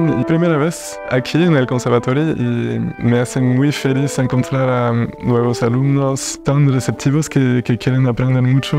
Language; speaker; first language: Spanish; non-native, fluent; French